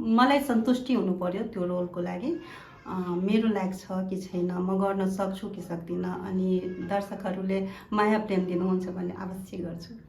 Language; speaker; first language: Nepali; non-native, local second language; Maithili